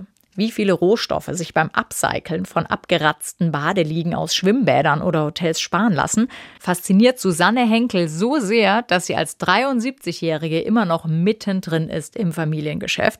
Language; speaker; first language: German; native; German